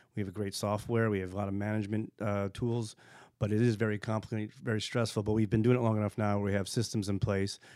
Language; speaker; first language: English; native; English